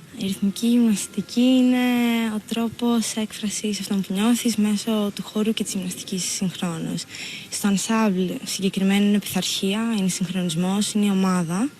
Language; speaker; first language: Greek; native; Greek